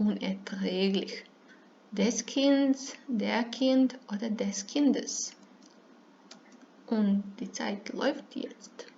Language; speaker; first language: German; non-native, fluent; Serbian